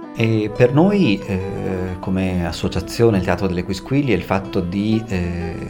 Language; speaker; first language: Italian; non-native, local second language; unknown